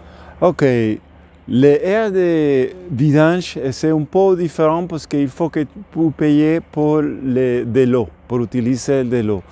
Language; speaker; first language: French; non-native, learner; English